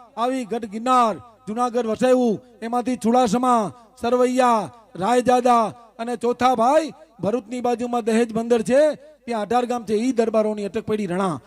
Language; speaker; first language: Gujarati; non-native, local second language; Kachhi